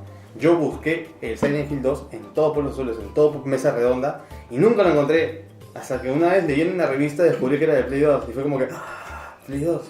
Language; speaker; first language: Spanish; native; Spanish